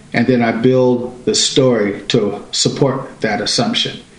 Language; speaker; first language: English; native; English